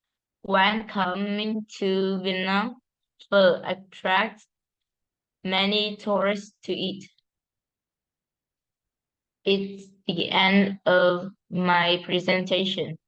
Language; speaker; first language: English; non-native, learner; Vietnamese